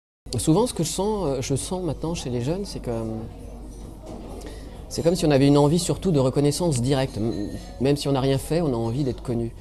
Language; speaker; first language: French; native; French